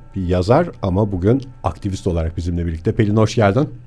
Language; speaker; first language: Turkish; native; Turkish